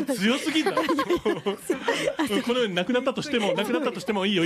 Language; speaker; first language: Japanese; native; Japanese